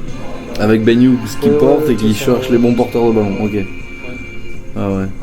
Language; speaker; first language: French; native; French